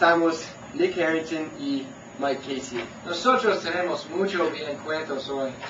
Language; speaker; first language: Spanish; non-native, learner; English